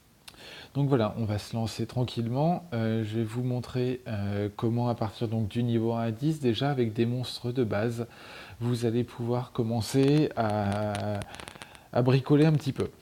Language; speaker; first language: French; native; French